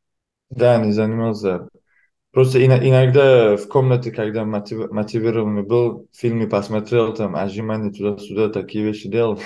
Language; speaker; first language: Russian; early bilingual, heritage; Kumyk